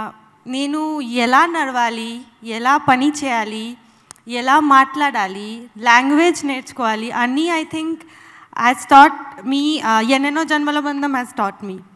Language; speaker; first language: Telugu; non-native, local second language; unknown